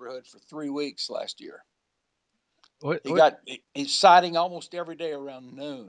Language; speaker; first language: English; native; English